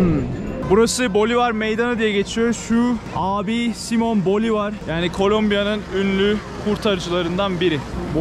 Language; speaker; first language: Turkish; native; Turkish